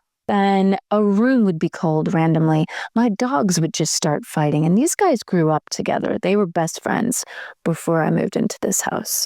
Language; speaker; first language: English; native; English